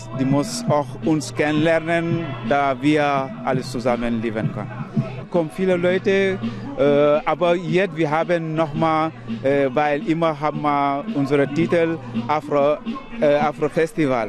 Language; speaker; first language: German; non-native, learner; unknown